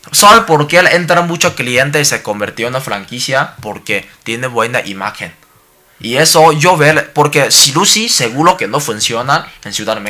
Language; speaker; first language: Spanish; non-native, learner; Cantonese